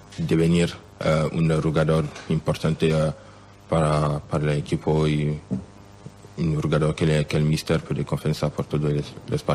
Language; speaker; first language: Spanish; non-native, learner; French